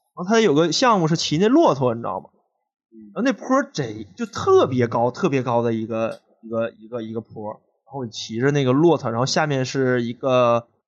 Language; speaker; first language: Chinese; native; Chinese